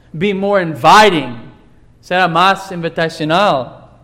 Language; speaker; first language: Spanish; non-native, fluent; English